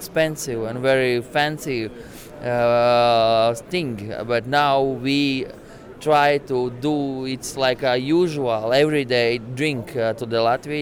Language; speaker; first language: English; non-native, learner; Latvian